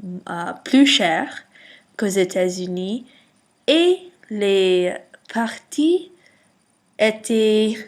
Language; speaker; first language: French; non-native, learner; English